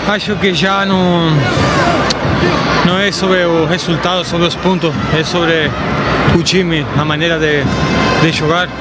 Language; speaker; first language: Portuguese; non-native, fluent; Spanish